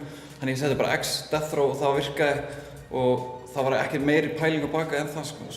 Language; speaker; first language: Icelandic; native; Icelandic